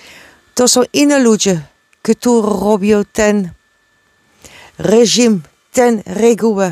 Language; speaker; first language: Polish; non-native, learner; Dutch